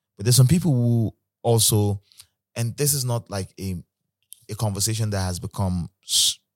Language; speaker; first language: English; non-native, local second language; Igbo